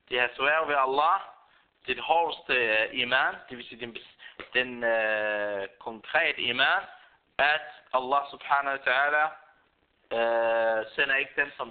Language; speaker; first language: Danish; non-native, fluent; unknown